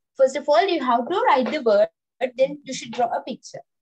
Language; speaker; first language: English; non-native, local second language; Sinhala